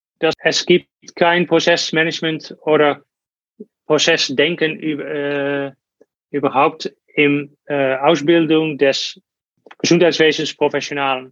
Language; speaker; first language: German; non-native, learner; Dutch